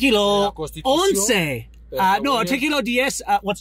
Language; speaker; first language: Spanish; non-native, learner; English